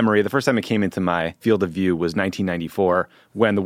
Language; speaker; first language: English; native; English